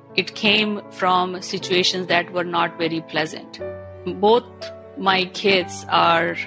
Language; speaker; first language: English; non-native, local second language; Punjabi